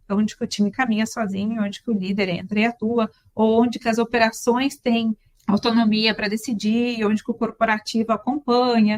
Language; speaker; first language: Portuguese; native; Portuguese